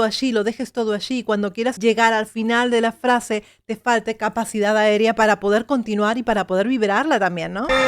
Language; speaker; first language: Spanish; native; Spanish